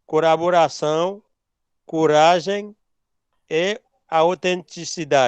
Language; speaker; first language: Portuguese; non-native, learner; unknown